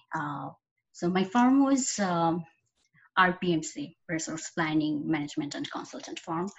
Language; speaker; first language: English; non-native, local second language; Bangla